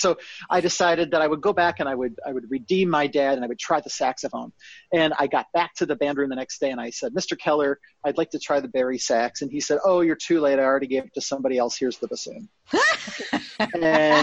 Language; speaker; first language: English; native; English